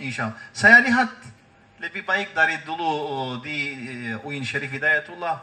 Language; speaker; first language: Indonesian; non-native, learner; Turkish